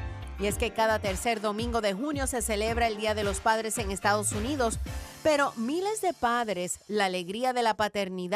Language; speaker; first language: Spanish; native; Spanish